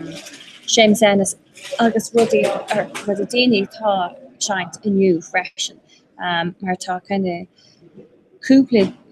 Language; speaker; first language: Irish; non-native, local second language; English